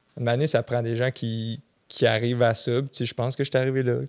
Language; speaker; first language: French; native; French